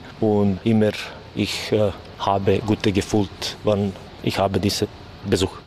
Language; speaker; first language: German; non-native, learner; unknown